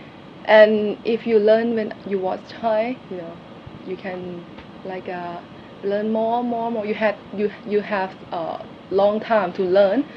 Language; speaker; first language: English; non-native, learner; Thai